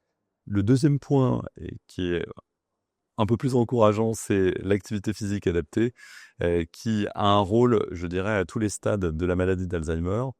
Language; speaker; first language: French; native; French